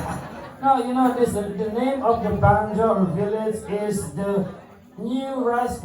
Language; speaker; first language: English; non-native, learner; Balinese